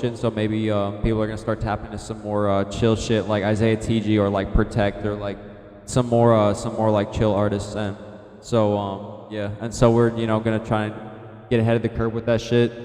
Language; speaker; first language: English; native; English